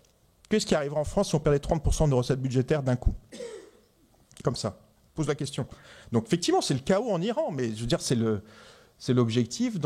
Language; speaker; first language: French; native; French